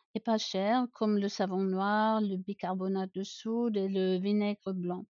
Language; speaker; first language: French; non-native, fluent; German